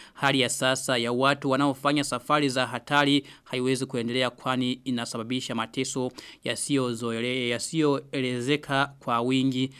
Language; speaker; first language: Swahili; non-native, local second language; Rundi